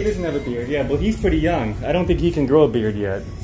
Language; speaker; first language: English; native; English